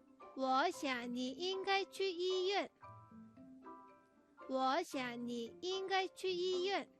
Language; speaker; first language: Chinese; non-native, fluent; Mongolian